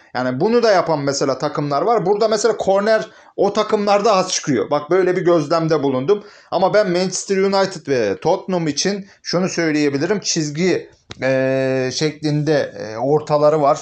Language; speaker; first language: Turkish; native; Turkish